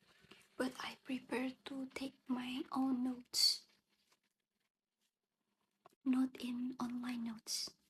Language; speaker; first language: English; non-native, learner; Indonesian